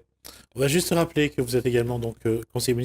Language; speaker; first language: French; native; French